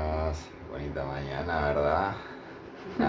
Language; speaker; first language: Spanish; native; Spanish